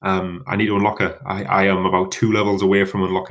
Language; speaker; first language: English; native; English